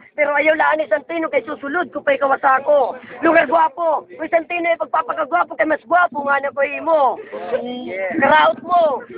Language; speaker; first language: Filipino; non-native, local second language; Waray